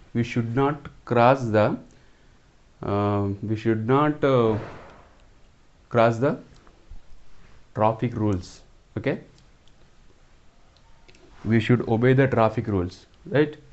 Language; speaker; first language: English; non-native, local second language; Telugu